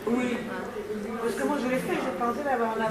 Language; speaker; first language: French; native; French